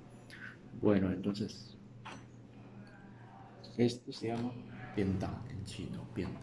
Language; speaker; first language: Spanish; non-native, fluent; Chinese